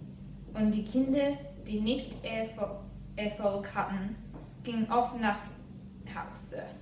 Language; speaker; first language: German; non-native, learner; English